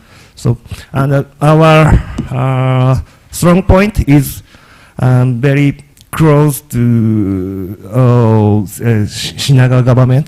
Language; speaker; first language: English; non-native, learner; Japanese